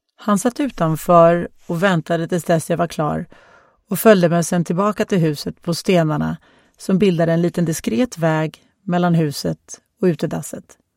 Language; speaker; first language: Swedish; non-native, fluent; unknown